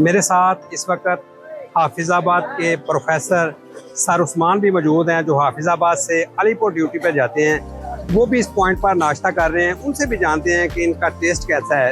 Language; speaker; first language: Urdu; non-native, local second language; Punjabi